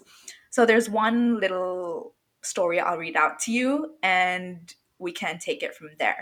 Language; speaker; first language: English; non-native, local second language; Bangla